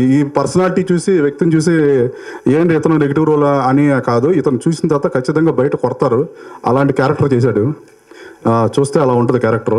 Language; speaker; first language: Telugu; native; Telugu